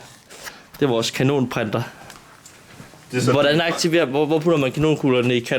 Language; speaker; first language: Danish; native; Danish